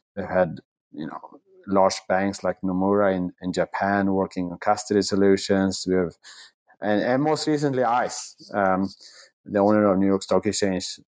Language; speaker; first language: English; non-native, fluent; Swedish